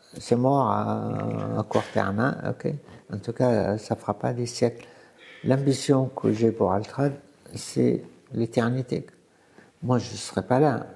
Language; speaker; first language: French; non-native, fluent; Arabic